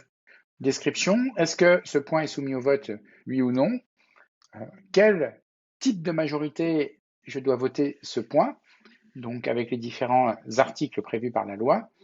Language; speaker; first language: French; native; French